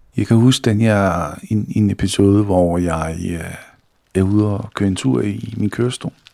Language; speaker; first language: Danish; early bilingual, other home language; Bosnian